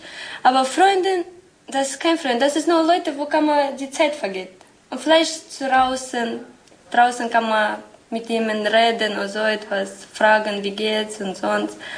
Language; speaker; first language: German; non-native, learner; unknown